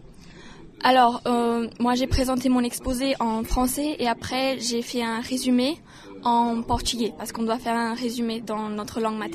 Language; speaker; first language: French; non-native, fluent; Portuguese